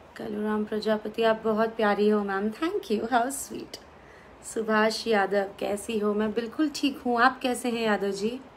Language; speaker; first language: Hindi; native; Hindi